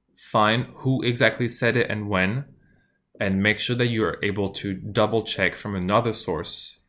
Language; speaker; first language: English; non-native, fluent; French